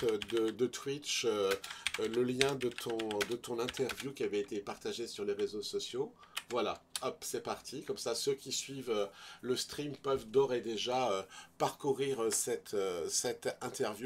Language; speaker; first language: French; native; French